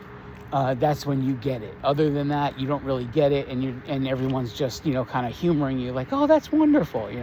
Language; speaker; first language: English; native; English